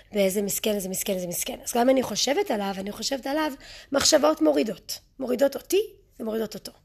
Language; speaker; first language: Hebrew; early bilingual, other home language; English